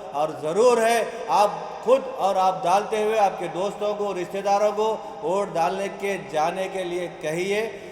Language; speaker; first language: Hindi; non-native, local second language; Telugu